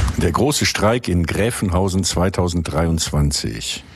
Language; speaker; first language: German; native; German